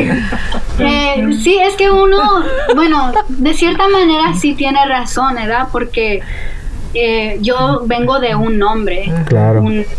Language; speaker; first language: Spanish; native; Spanish